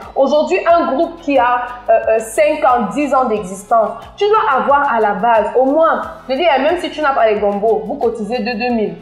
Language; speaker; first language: French; native; French